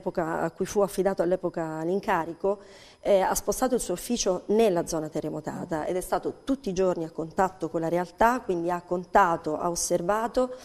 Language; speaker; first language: Italian; native; Italian